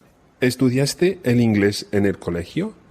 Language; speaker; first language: Spanish; non-native, fluent; English